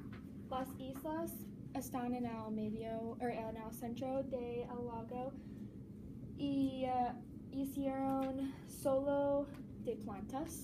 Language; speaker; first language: Spanish; non-native, learner; English